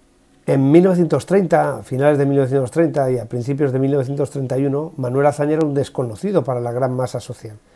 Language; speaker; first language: Spanish; native; Spanish